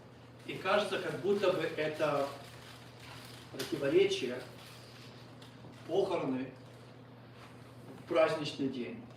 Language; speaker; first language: Russian; native; Russian